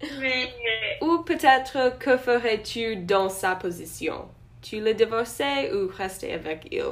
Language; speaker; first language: French; non-native, learner; English